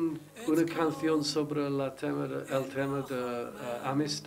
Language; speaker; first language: Spanish; non-native, learner; English